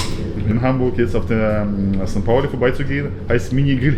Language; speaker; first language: German; native; German